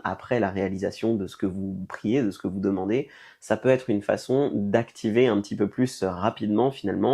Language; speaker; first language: French; native; French